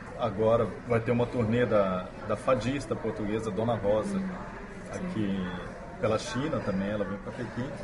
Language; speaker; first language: Portuguese; native; Portuguese